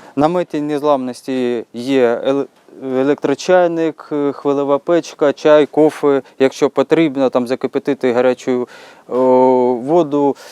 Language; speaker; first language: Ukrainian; native; Ukrainian